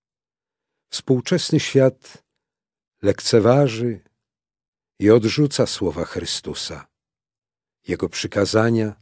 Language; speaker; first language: Polish; native; Polish